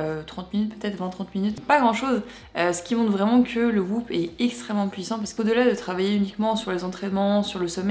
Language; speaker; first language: French; native; French